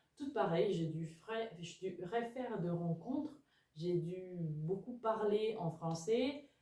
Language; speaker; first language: French; non-native, fluent; Spanish